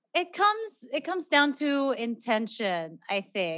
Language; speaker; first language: English; non-native, local second language; Filipino